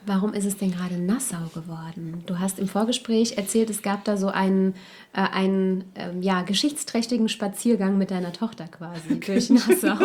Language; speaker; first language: German; native; German